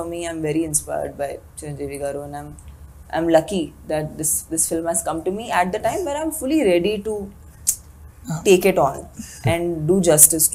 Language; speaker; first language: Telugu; non-native, fluent; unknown